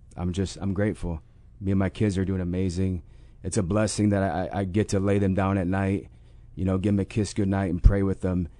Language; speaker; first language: English; native; English